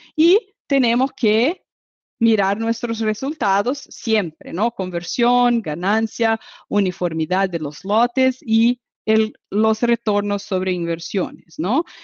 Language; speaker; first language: Spanish; non-native, fluent; Portuguese